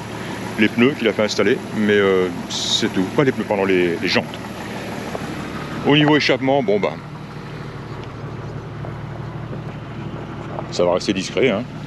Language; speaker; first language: French; native; French